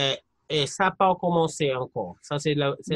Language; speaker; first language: French; non-native, fluent; English